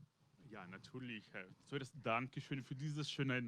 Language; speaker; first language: German; non-native, learner; Russian